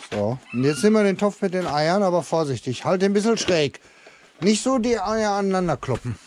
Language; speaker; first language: German; native; German